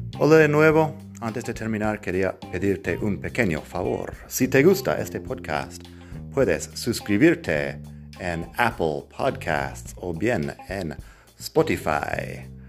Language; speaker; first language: Spanish; non-native, fluent; English